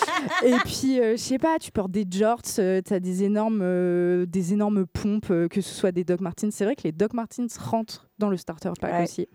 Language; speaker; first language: French; native; French